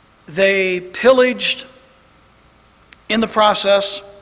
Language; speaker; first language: English; native; English